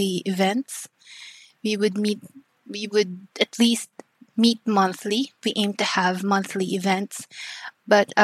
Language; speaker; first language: English; non-native, local second language; Filipino